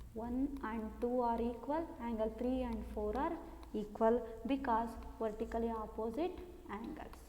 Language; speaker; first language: English; non-native, local second language; Kannada